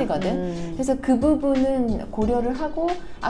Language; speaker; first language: Korean; native; Korean